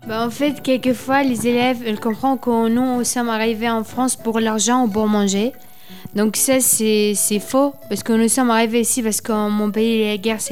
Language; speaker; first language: French; non-native, learner; Arabic